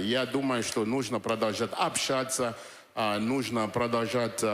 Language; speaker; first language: Russian; non-native, fluent; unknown